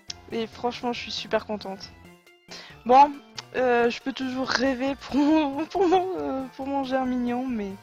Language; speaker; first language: French; native; French